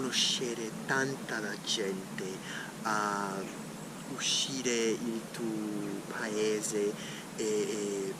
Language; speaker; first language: Italian; non-native, learner; Portuguese